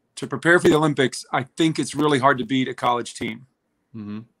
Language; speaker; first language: English; native; English